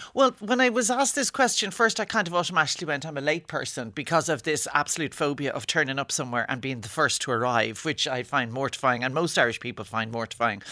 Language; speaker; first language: English; native; English